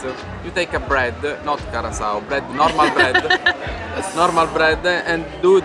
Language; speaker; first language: English; non-native, learner; Italian